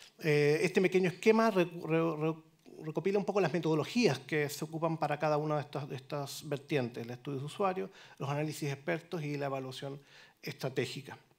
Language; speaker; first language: Spanish; native; Spanish